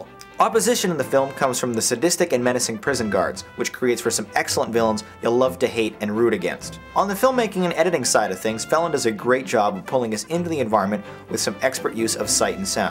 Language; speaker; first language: English; native; English